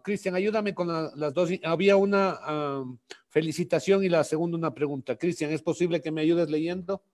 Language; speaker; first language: Spanish; native; Spanish